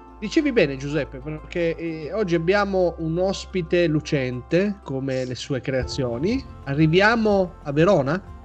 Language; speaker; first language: Italian; native; Italian